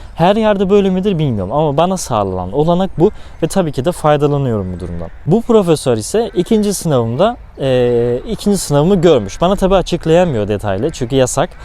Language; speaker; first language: Turkish; early bilingual, heritage; Turkish